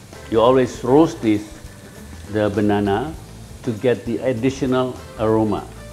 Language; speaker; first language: English; non-native, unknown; Indonesian